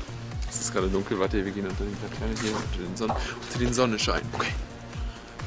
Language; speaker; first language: German; native; German